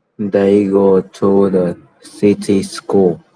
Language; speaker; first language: English; non-native, learner; Vietnamese